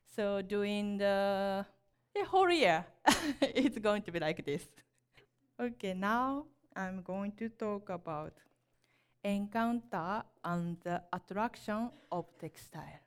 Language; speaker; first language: English; non-native, learner; Japanese